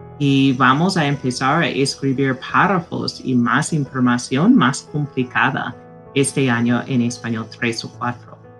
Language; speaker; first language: Spanish; non-native, fluent; English